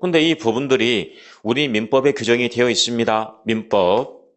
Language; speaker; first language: Korean; native; Korean